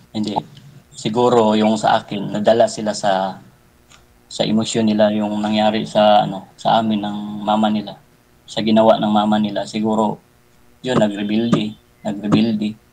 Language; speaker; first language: Filipino; non-native, local second language; Cebuano